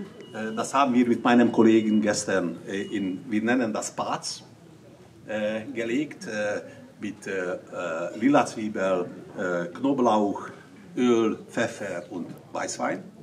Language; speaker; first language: German; non-native, fluent; Hungarian